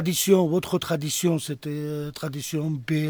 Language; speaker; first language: French; non-native, learner; Georgian